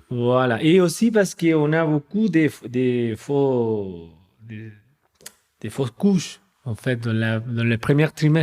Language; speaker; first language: French; non-native, fluent; Spanish